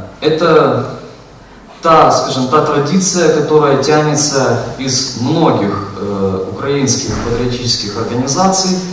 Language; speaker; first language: Russian; non-native, local second language; Ukrainian